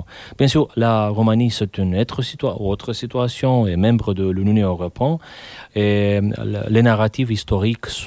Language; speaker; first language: French; non-native, fluent; Romanian